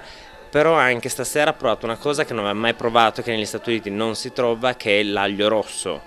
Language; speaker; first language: Italian; native; Italian